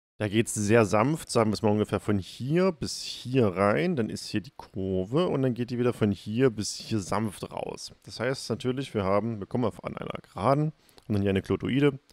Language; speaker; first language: German; native; German